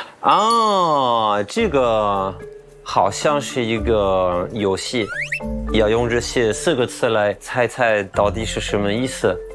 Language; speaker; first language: Chinese; non-native, fluent; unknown